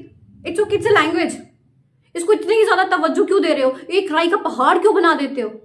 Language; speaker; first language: Hindi; native; Hindi